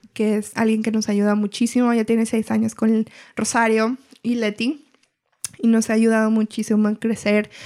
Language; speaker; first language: Spanish; early bilingual, heritage; Spanish